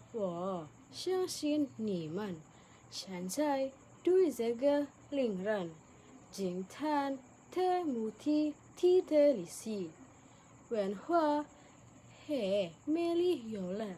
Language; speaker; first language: Chinese; non-native, learner; Indonesian